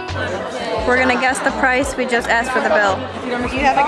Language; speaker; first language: English; native; English